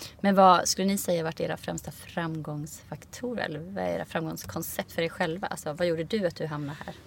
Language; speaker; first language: Swedish; early bilingual, other home language; Icelandic